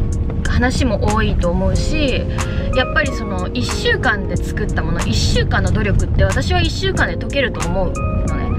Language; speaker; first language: Japanese; native; Japanese